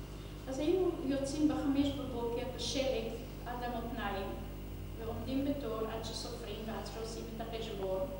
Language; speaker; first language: Hebrew; non-native, fluent; Hungarian